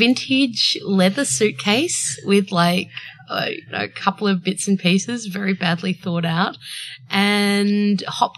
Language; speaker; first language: English; native; English